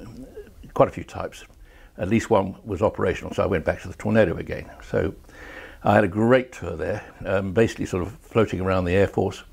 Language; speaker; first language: English; native; English